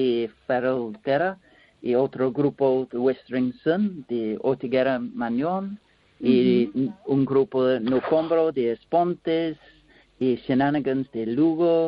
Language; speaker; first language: Spanish; non-native, learner; English